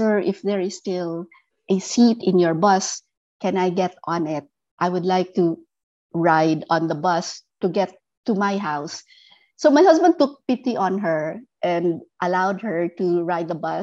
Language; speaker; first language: English; non-native, local second language; Filipino